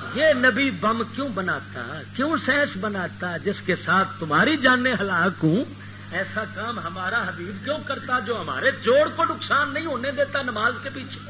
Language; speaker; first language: Urdu; non-native, local second language; Punjabi